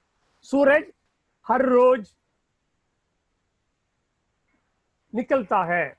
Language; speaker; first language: Hindi; non-native, learner; Tamil